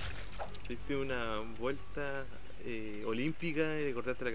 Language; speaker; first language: Spanish; native; Spanish